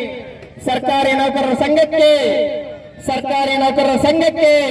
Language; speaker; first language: Kannada; native; Kannada